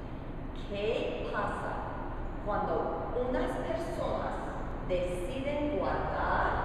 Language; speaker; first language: Spanish; non-native, learner; English